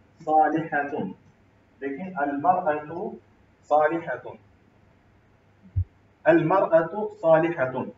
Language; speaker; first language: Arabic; non-native, fluent; Urdu